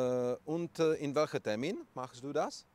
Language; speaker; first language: German; non-native, learner; Czech